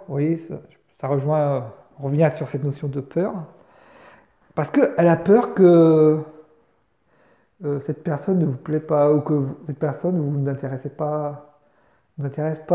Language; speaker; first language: French; native; French